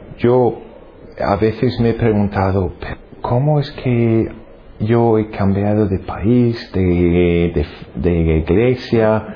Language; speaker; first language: Spanish; non-native, fluent; English